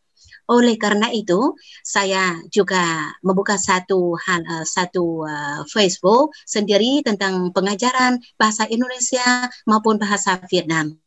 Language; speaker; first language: Indonesian; non-native, fluent; Vietnamese